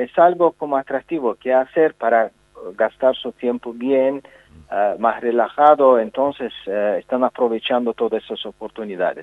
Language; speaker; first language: Spanish; non-native, fluent; Azerbaijani